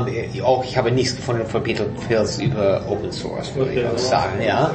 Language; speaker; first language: German; non-native, fluent; English